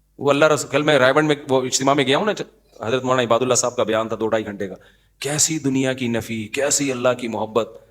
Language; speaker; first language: Urdu; native; Urdu